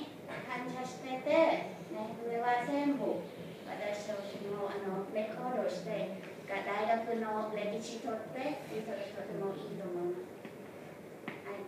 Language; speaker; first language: Japanese; non-native, fluent; Thai